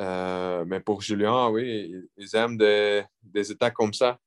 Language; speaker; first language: French; non-native, local second language; Dutch